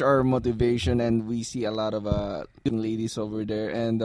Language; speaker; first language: English; non-native, local second language; Filipino